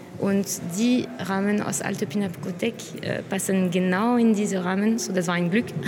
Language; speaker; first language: German; non-native, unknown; French